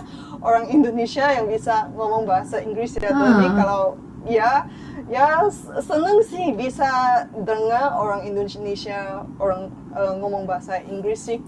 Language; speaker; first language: Indonesian; non-native, fluent; Chinese